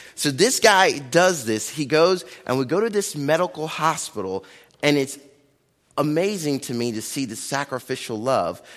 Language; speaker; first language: English; early bilingual, other home language; Akan